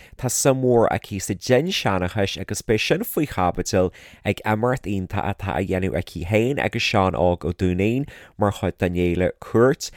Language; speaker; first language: Irish; native; Irish